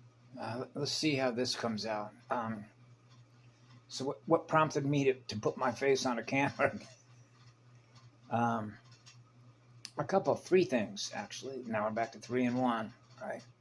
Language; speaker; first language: English; native; English